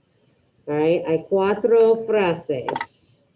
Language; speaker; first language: Spanish; non-native, fluent; English